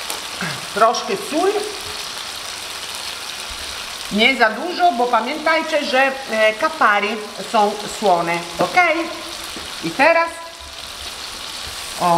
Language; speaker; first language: Polish; non-native, learner; Italian